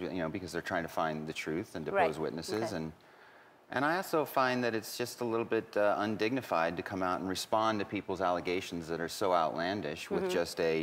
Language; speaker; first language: English; native; English